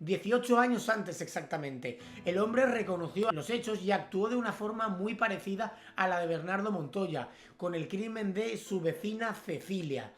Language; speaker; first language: Spanish; native; Spanish